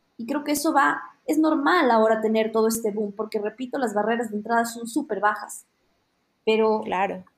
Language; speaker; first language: Spanish; native; Spanish